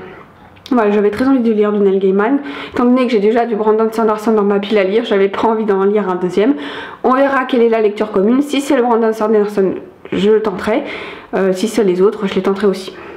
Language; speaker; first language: French; native; French